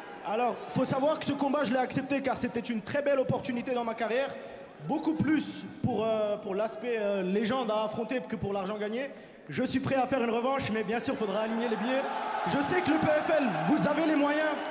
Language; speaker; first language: French; native; French